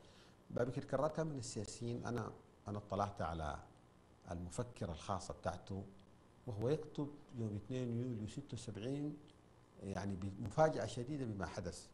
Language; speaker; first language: Arabic; native; Arabic